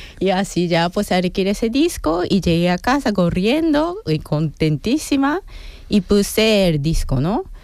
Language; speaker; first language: Spanish; non-native, fluent; Japanese